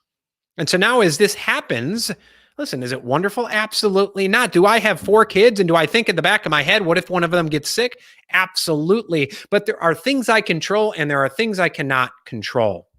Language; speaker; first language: English; native; English